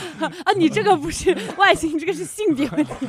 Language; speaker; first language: Chinese; native; Chinese